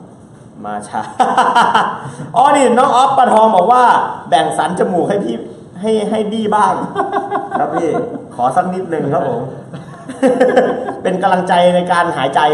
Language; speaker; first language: Thai; native; Thai